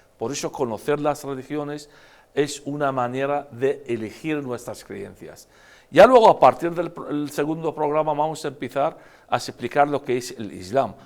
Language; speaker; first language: Spanish; non-native, fluent; Arabic